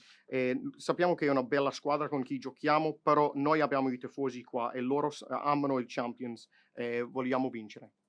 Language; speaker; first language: Italian; non-native, fluent; English